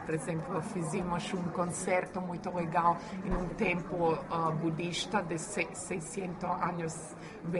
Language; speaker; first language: Portuguese; non-native, learner; Croatian